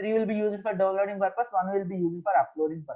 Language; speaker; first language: English; non-native, local second language; Telugu